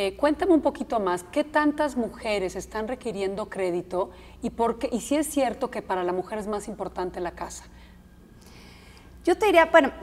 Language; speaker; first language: Spanish; native; Spanish